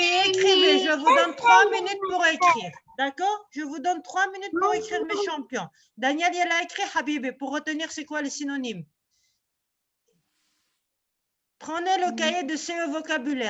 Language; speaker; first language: French; non-native, local second language; Arabic